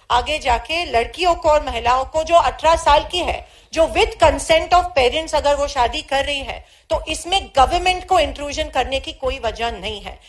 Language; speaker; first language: Hindi; non-native, local second language; Marathi